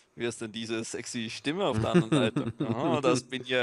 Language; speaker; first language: German; native; German